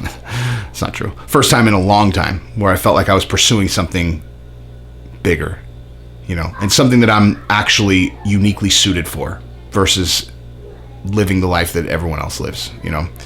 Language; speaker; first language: English; native; English